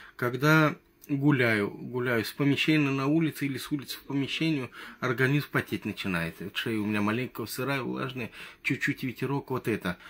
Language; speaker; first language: Russian; native; Russian